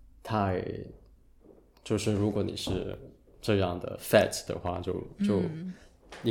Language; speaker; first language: Chinese; non-native, local second language; Cantonese